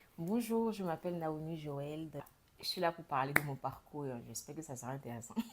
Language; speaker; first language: French; native; French